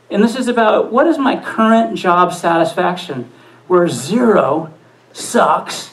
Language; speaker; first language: English; native; English